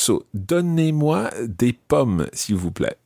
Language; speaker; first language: French; non-native, fluent; English